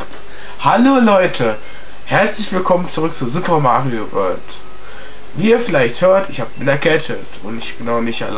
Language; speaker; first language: German; native; German